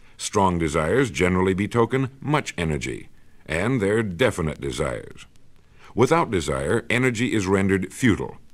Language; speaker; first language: English; native; English